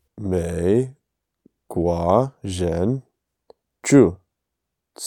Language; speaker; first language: Chinese; non-native, learner; English